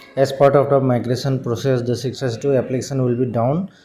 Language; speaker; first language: English; non-native, local second language; Assamese